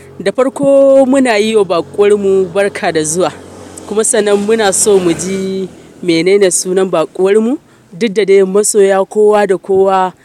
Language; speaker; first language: Hausa; native; Hausa